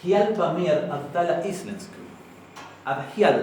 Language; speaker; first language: Icelandic; non-native, learner; Spanish